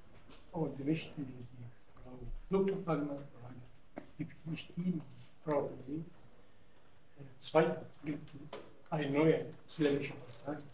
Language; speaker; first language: German; non-native, learner; Arabic